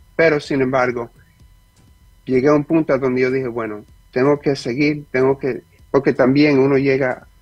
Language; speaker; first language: Spanish; early bilingual, heritage; Spanish